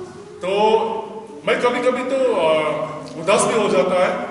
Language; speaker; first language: Hindi; non-native, local second language; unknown